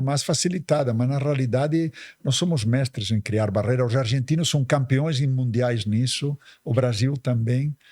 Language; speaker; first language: Portuguese; non-native, fluent; Catalan